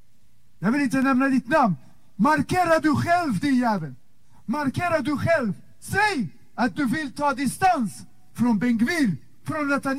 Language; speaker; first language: Swedish; non-native, fluent; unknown